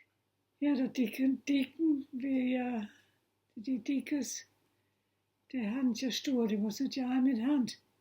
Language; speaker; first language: German; non-native, local second language; Low German